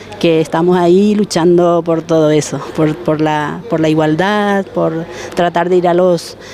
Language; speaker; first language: Spanish; native; Spanish